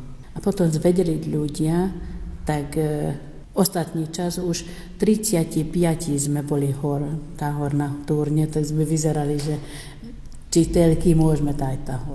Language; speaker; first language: Slovak; early bilingual, heritage; Slovak